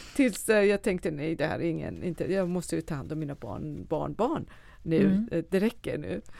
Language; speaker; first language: Swedish; non-native, fluent; Persian